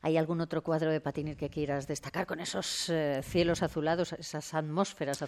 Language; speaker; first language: Spanish; native; Spanish